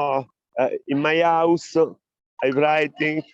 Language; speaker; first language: English; non-native, learner; Italian